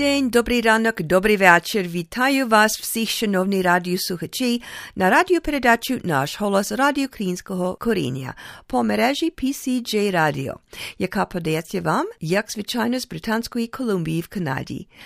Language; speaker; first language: Ukrainian; early bilingual, other home language; English